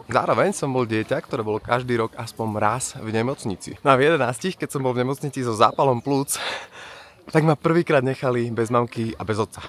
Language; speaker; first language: Slovak; native; Slovak